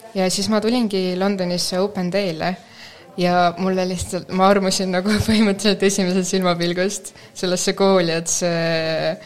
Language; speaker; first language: Estonian; native; Estonian